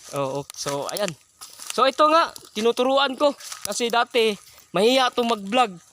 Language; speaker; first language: Filipino; non-native, local second language; Cebuano